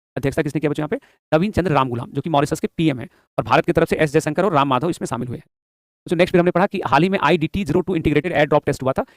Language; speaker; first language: Hindi; native; Hindi